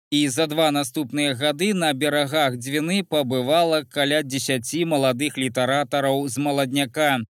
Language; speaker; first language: Belarusian; native; Belarusian